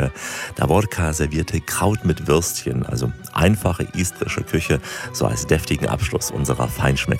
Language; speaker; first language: German; native; German